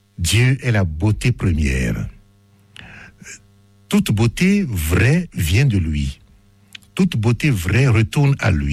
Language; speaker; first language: French; native; French